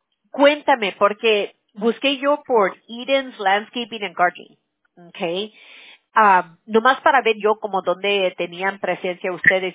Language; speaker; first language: Spanish; early bilingual, other home language; English